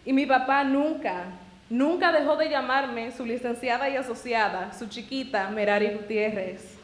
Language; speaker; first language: Spanish; early bilingual, other home language; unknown